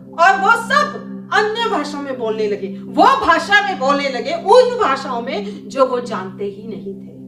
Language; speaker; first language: Hindi; native; Hindi